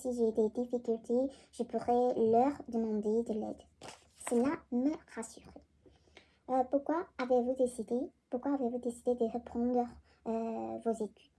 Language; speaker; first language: French; non-native, learner; Korean